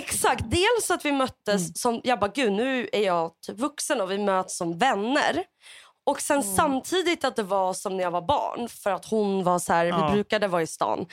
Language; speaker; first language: Swedish; native; Swedish